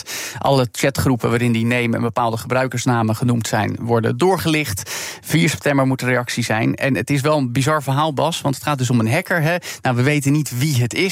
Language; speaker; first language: Dutch; native; Dutch